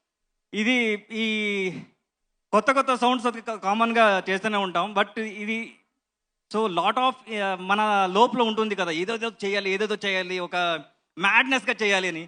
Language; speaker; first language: Telugu; non-native, learner; Kannada